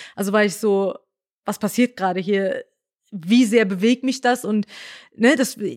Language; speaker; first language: German; early bilingual, other home language; Persian